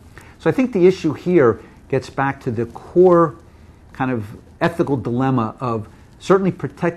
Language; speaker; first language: English; native; English